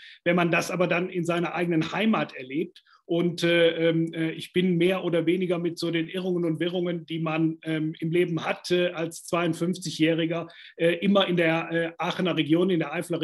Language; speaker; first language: German; native; German